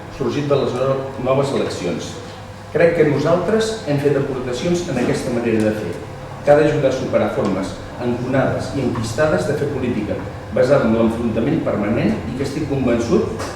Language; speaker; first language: Catalan; native; Catalan